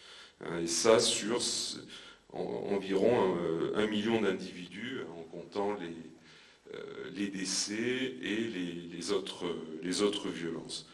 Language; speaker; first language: French; native; French